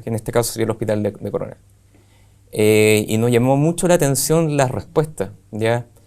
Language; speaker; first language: Spanish; native; Spanish